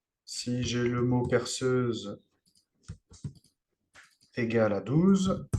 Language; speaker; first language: French; native; French